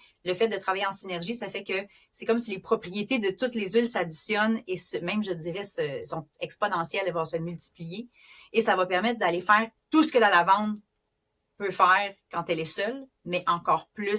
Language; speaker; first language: French; native; French